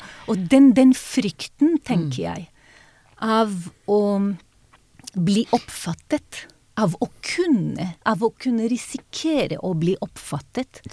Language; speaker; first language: Norwegian; non-native, fluent; Hebrew